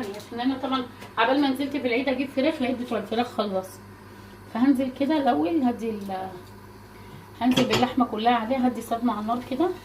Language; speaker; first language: Arabic; native; Arabic